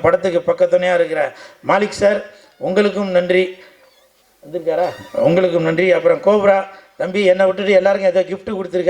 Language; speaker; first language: Tamil; native; Tamil